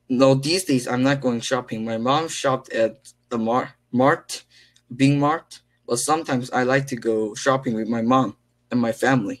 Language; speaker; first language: English; non-native, learner; Korean